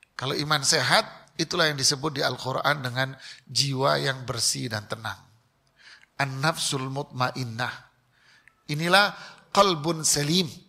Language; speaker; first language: Indonesian; native; Indonesian